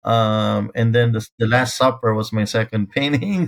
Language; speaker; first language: English; non-native, local second language; Filipino